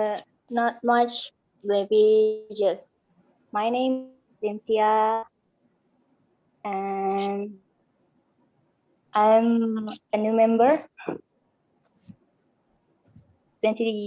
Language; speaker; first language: English; non-native, learner; Indonesian